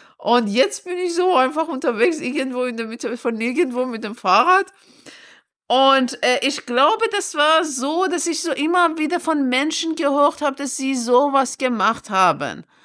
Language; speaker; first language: German; non-native, fluent; Persian